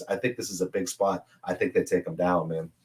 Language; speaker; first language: English; native; English